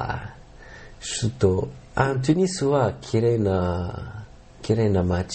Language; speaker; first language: Japanese; non-native, learner; Arabic